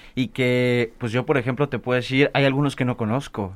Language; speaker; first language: Spanish; native; Spanish